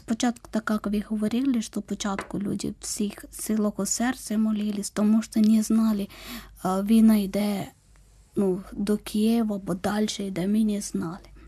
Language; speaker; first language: Ukrainian; non-native, learner; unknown